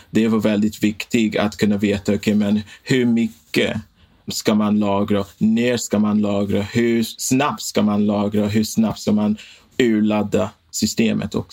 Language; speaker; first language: Swedish; non-native, fluent; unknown